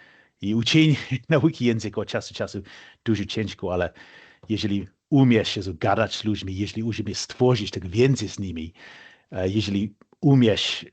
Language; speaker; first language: Polish; non-native, fluent; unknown